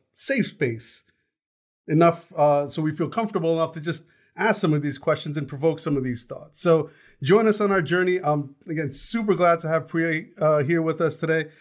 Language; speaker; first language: English; native; English